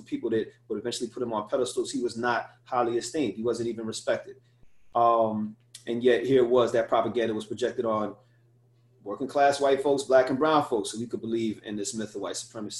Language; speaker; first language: English; native; English